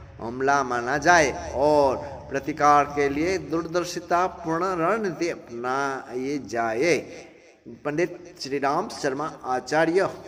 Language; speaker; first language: Hindi; non-native, local second language; Gujarati